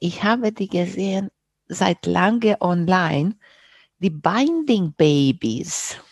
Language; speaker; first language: German; non-native, fluent; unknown